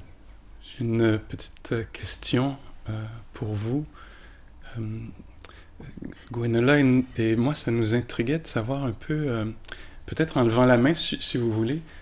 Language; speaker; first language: French; native; French